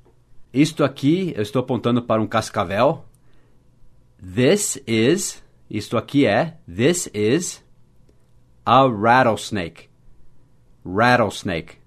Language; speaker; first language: Portuguese; non-native, fluent; English